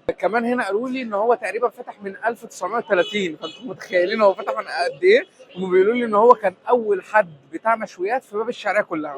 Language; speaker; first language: Arabic; native; Arabic